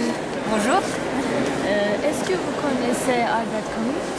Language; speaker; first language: French; non-native, learner; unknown